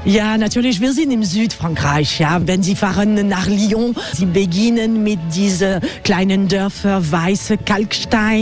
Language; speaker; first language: German; non-native, learner; French